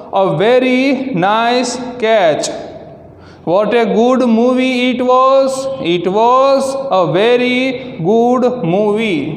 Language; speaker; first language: English; non-native, local second language; Gujarati